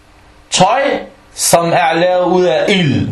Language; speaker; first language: Danish; non-native, fluent; Arabic